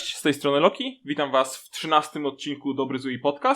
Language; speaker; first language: Polish; native; Polish